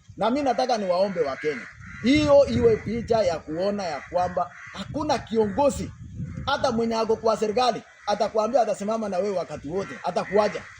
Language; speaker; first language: Swahili; non-native, local second language; Kalenjin